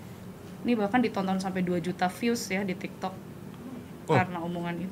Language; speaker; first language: Indonesian; native; Indonesian